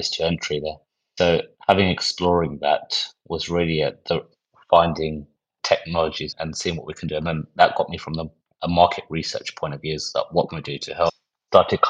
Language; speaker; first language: English; native; English